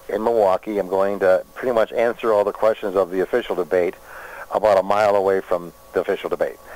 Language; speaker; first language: English; native; English